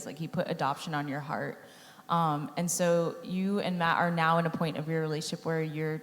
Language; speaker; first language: English; native; English